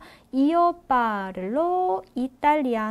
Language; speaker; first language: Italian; non-native, fluent; Korean